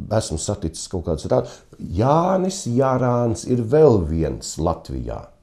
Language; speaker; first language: Latvian; native; Latvian